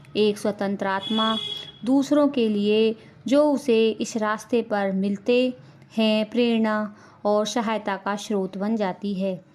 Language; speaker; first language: Hindi; native; Hindi